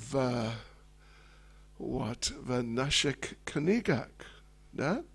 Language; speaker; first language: Russian; non-native, learner; English